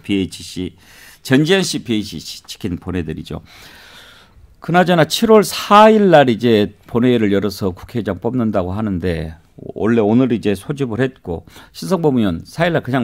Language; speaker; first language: Korean; native; Korean